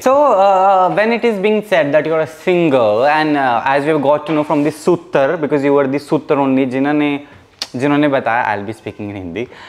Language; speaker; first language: English; non-native, local second language; Haryanvi